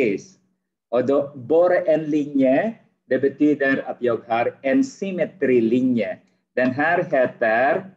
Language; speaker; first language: Swedish; non-native, fluent; Arabic